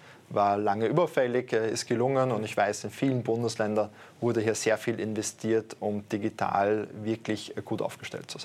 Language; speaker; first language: German; native; German